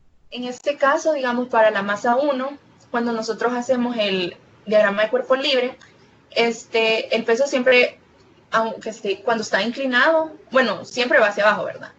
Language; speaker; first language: Spanish; native; Spanish